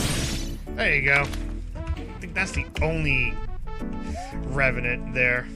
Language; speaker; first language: English; native; English